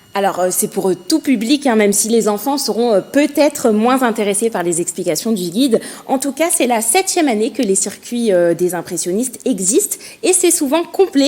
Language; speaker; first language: French; native; French